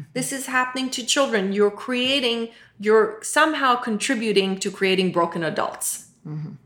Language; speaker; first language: English; non-native, local second language; Urdu